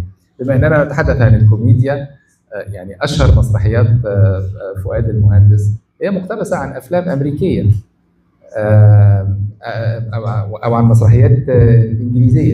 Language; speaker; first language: Arabic; native; Arabic